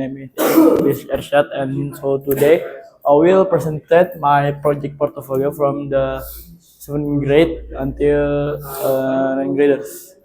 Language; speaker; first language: English; non-native, learner; Indonesian